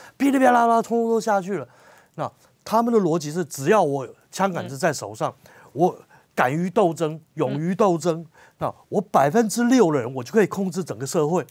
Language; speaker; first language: Chinese; native; Chinese